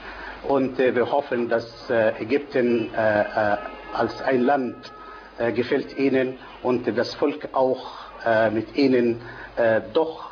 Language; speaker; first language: German; non-native, fluent; Arabic